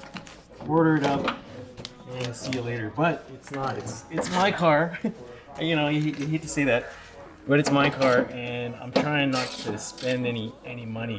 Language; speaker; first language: English; native; English